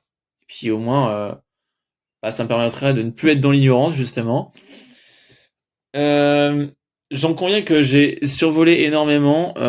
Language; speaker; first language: French; native; French